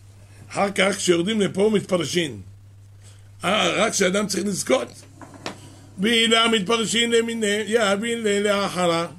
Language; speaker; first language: Hebrew; native; Hebrew